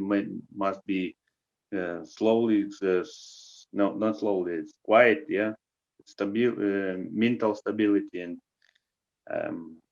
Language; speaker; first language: English; non-native, learner; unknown